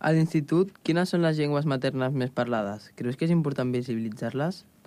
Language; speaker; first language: Catalan; native; Catalan